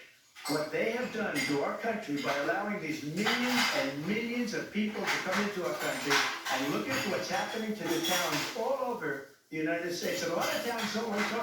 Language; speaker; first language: English; native; English